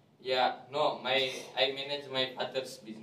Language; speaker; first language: English; non-native, learner; Gujarati